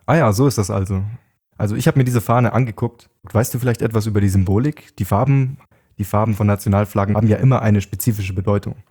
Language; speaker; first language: German; native; German